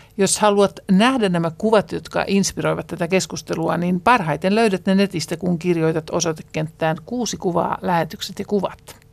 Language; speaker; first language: Finnish; native; Finnish